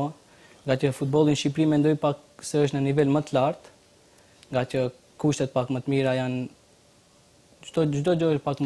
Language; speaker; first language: Albanian; native; Albanian